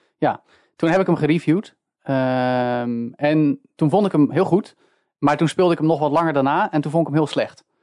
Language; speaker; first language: Dutch; native; Dutch